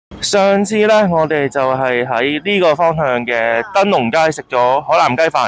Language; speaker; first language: Cantonese; native; Cantonese